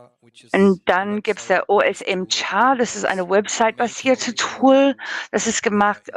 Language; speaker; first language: German; non-native, learner; English